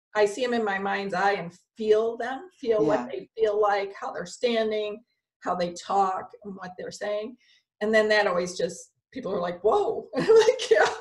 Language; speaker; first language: English; native; English